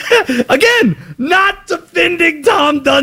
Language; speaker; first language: English; native; English